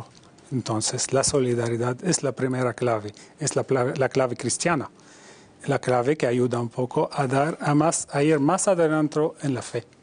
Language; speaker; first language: Spanish; non-native, fluent; Arabic